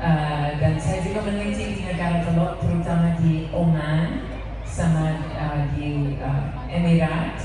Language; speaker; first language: Indonesian; non-native, fluent; English